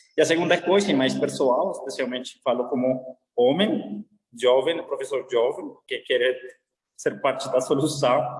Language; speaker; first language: Portuguese; non-native, learner; Spanish